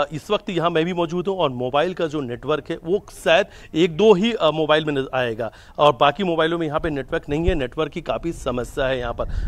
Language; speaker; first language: Hindi; native; Hindi